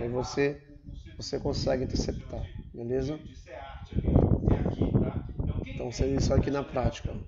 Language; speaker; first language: Portuguese; native; Portuguese